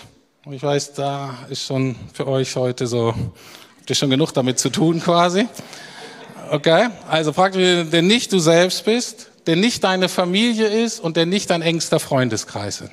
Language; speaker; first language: German; native; German